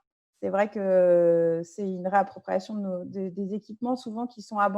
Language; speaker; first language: French; native; French